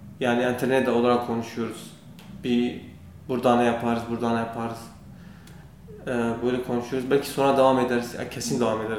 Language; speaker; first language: Turkish; non-native, learner; Kurdish